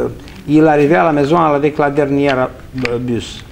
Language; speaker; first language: French; non-native, fluent; Romanian